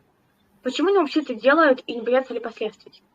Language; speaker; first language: Russian; native; Russian